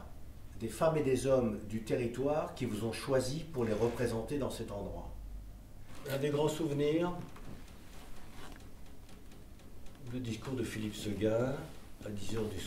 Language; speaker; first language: French; native; French